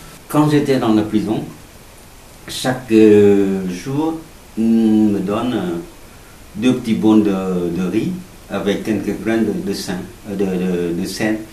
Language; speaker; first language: French; non-native, learner; Vietnamese